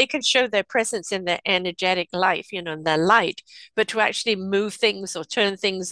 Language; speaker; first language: English; native; English